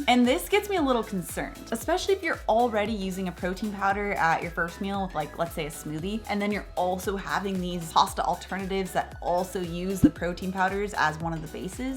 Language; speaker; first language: English; native; English